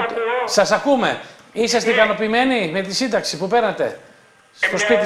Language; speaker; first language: Greek; native; Greek